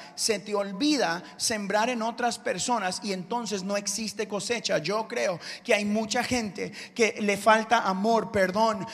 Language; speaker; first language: Spanish; early bilingual, heritage; Spanish